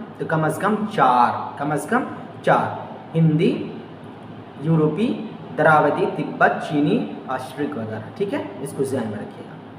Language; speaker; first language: Urdu; native; Urdu